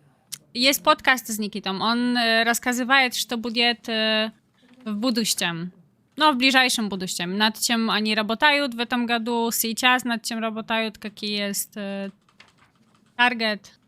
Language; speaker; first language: Russian; non-native, learner; Polish